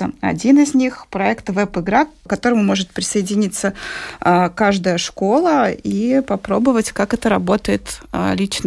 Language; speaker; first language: Russian; native; Russian